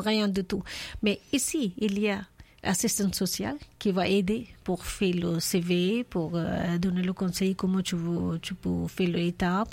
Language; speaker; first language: French; non-native, learner; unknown